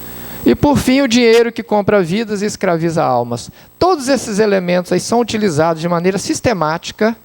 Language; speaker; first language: Portuguese; native; Portuguese